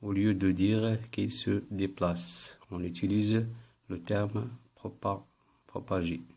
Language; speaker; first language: French; non-native, local second language; Arabic